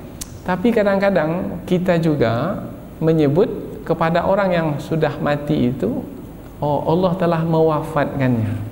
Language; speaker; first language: Malay; native; Malay